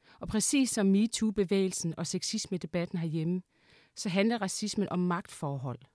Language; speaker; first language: Danish; native; Danish